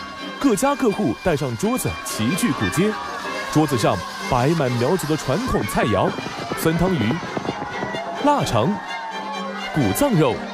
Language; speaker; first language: Chinese; native; Chinese